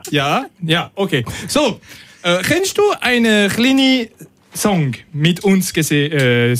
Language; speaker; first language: German; non-native, local second language; French